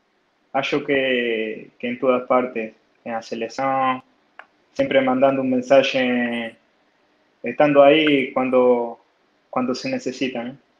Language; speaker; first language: Portuguese; non-native, fluent; Spanish